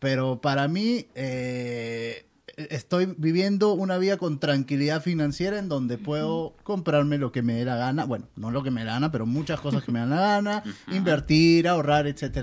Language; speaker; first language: Spanish; native; Spanish